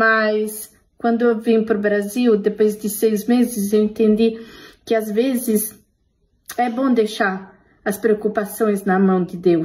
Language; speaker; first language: Portuguese; non-native, fluent; Italian